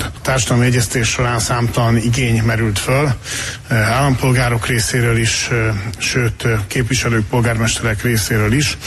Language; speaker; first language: Hungarian; native; Hungarian